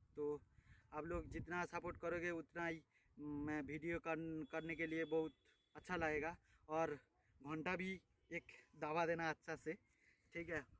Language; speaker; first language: Hindi; non-native, local second language; Bangla